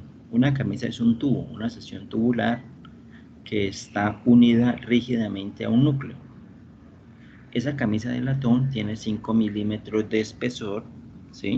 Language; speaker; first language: Spanish; native; Spanish